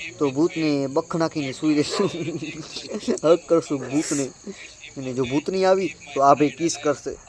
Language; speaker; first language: Gujarati; non-native, local second language; Kachhi